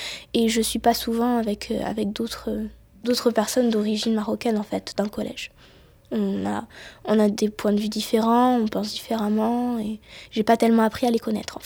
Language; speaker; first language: French; native; French